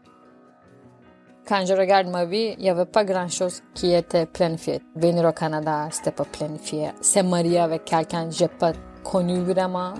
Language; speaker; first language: French; non-native, fluent; Turkish